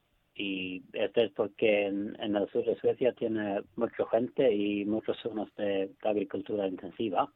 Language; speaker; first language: Spanish; non-native, fluent; Swedish